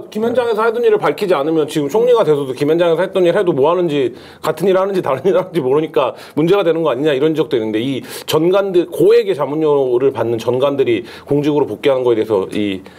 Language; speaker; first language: Korean; native; Korean